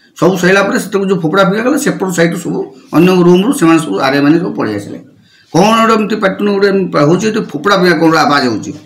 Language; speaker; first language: Odia; non-native, local second language; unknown